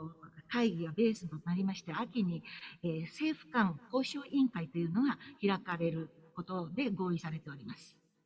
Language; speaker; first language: Japanese; native; Japanese